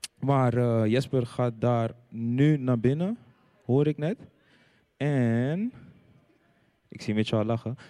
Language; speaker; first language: Dutch; native; Dutch